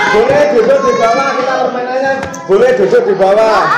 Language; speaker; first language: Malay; non-native, local second language; Javanese